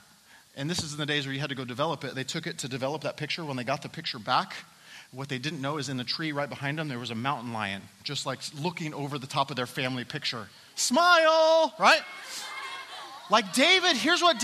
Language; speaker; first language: English; native; English